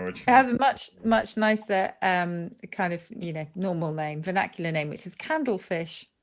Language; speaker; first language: English; native; English